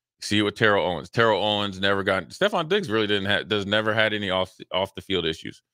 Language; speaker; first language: English; native; English